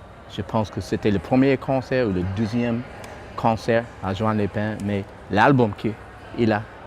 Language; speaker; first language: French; non-native, fluent; English